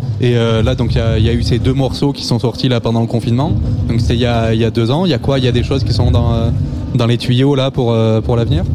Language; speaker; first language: French; native; French